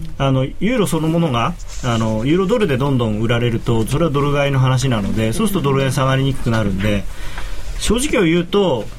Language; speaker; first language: Japanese; native; Japanese